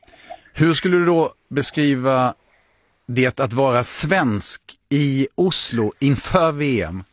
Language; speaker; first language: Swedish; native; Swedish